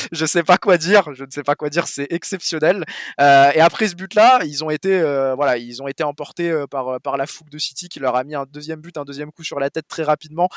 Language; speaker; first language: French; native; French